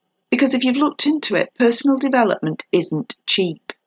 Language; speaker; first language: English; native; English